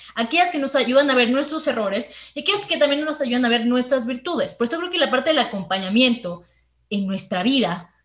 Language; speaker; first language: Spanish; native; Spanish